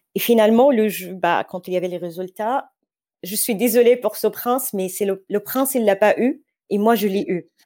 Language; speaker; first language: French; non-native, fluent; Arabic